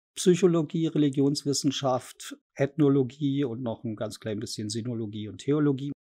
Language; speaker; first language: German; native; German